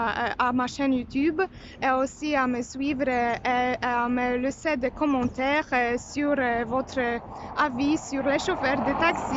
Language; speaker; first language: French; non-native, fluent; Polish